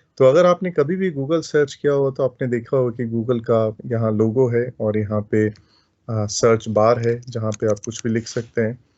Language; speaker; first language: Hindi; native; Hindi